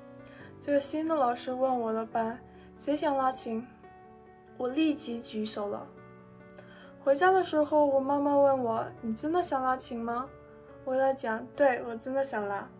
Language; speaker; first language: Chinese; early bilingual, heritage; Chinese